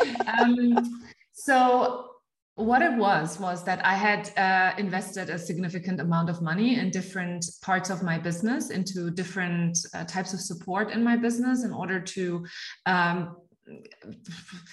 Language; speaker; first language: English; non-native, fluent; German